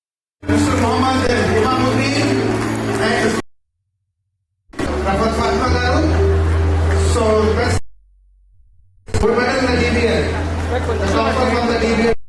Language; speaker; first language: English; non-native, local second language; Telugu